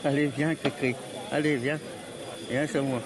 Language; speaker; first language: French; native; French